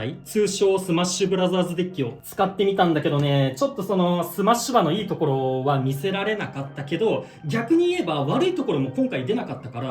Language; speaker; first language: Japanese; native; Japanese